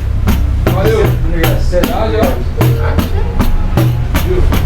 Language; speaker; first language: Portuguese; non-native, learner; Haitian Creole